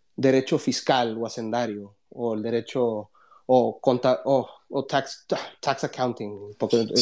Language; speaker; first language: Spanish; early bilingual, heritage; Spanish